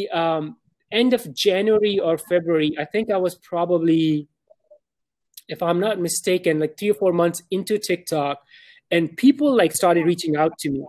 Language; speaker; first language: English; non-native, local second language; Urdu